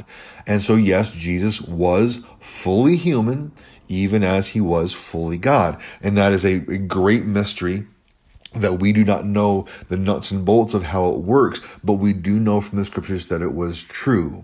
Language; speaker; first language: English; native; English